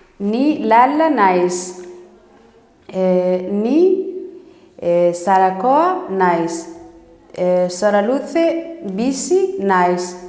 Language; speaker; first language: Basque; non-native, learner; Arabic